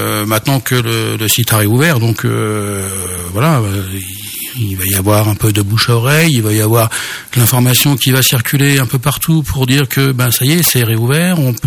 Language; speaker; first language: French; native; French